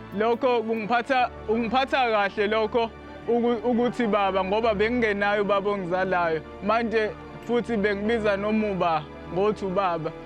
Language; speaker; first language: Zulu; native; Zulu